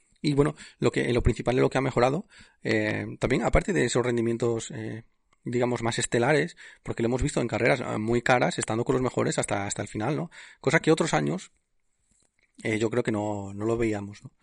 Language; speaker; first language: Spanish; native; Spanish